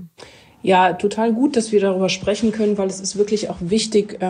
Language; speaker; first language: German; native; German